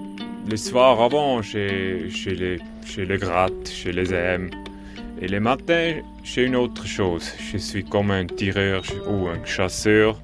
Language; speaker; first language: French; non-native, local second language; German